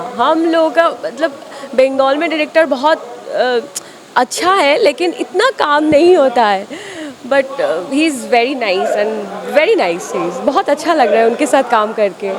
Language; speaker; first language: Hindi; non-native, local second language; Bangla